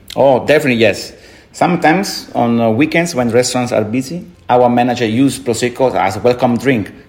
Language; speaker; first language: English; non-native, fluent; Italian